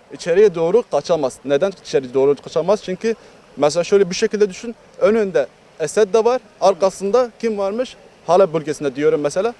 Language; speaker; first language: Turkish; non-native, fluent; Arabic